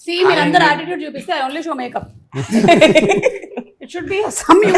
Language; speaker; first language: Telugu; native; Telugu